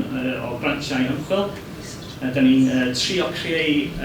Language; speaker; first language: Welsh; non-native, learner; English